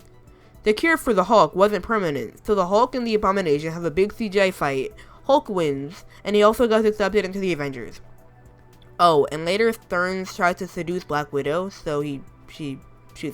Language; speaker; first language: English; native; English